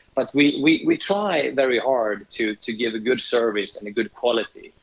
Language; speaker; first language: English; non-native, fluent; Swedish